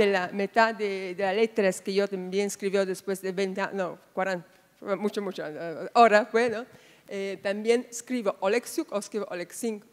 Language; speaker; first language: Spanish; non-native, fluent; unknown